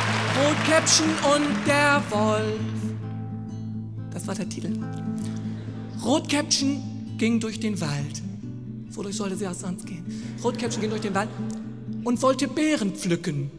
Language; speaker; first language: German; native; German